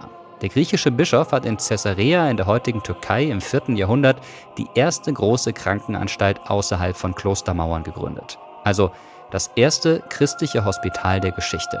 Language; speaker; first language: German; native; German